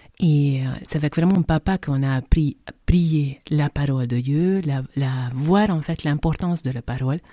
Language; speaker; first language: French; non-native, fluent; Hungarian